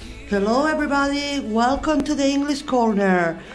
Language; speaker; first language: English; non-native, fluent; Spanish